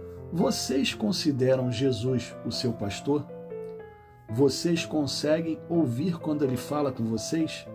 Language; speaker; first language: Portuguese; native; Portuguese